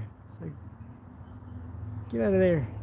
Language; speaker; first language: English; native; English